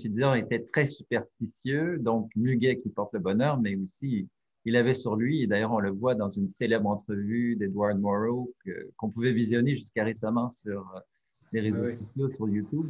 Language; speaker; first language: French; native; French